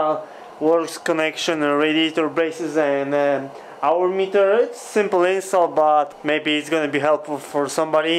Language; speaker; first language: English; non-native, fluent; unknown